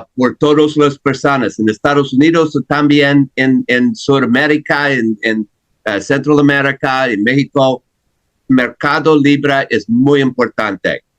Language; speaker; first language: Spanish; non-native, learner; English